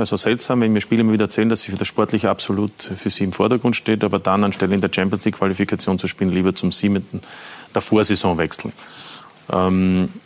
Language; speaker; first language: German; native; German